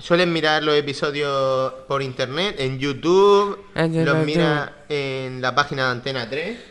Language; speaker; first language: Spanish; native; Spanish